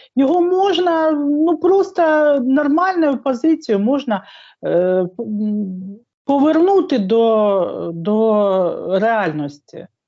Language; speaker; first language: Ukrainian; native; Ukrainian